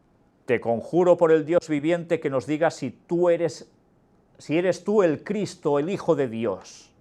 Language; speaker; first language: Spanish; native; Spanish